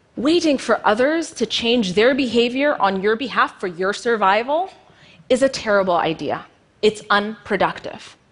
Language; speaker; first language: English; non-native, fluent; Amharic